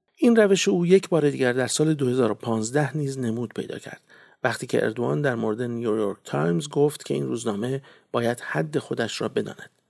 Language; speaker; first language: Persian; native; Persian